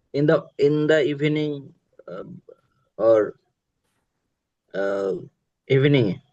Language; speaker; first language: English; non-native, learner; Bangla